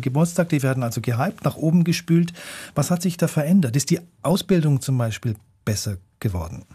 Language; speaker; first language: German; native; German